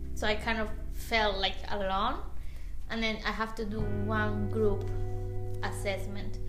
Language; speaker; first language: English; non-native, fluent; Spanish